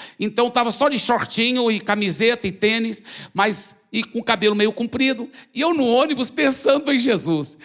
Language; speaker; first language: Portuguese; early bilingual, other home language; English